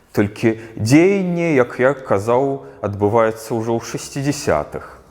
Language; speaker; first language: Belarusian; native; Belarusian